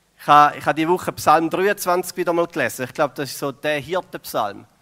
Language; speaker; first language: German; native; German